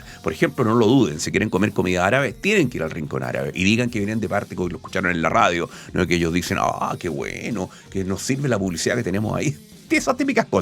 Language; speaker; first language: Spanish; native; Spanish